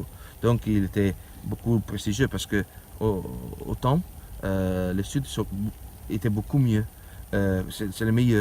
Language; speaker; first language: French; non-native, learner; Italian